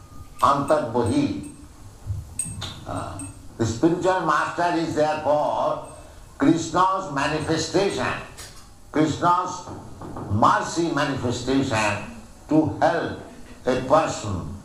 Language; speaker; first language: English; non-native, local second language; Bangla